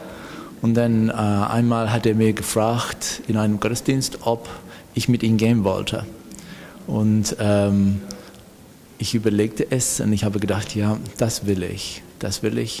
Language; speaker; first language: German; non-native, fluent; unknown